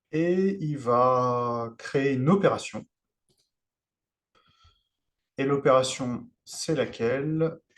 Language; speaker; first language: French; native; French